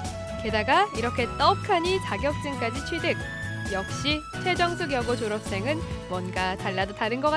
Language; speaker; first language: Korean; native; Korean